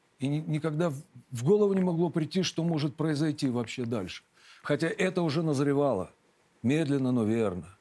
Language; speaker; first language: Russian; native; Russian